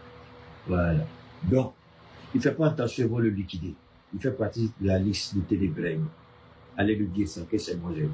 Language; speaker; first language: French; native; French